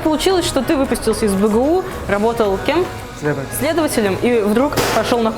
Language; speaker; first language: Russian; native; Russian